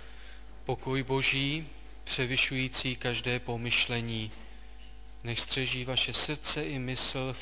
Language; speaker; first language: Czech; native; Czech